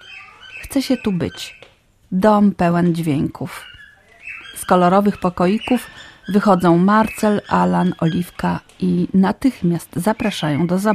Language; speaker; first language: Polish; native; Polish